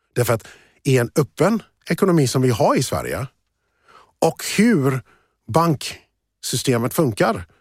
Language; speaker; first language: Swedish; early bilingual, other home language; English